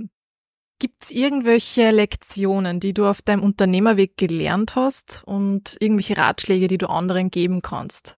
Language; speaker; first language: German; native; German